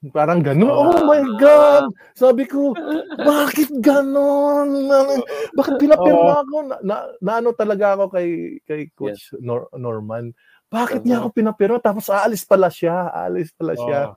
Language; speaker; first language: Filipino; non-native, local second language; Waray